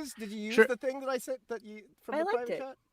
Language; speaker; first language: English; native; English